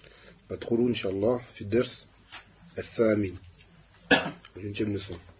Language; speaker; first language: Arabic; non-native, fluent; French